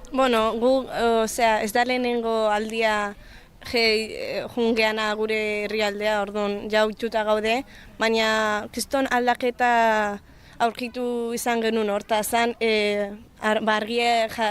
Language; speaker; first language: Basque; early bilingual, other home language; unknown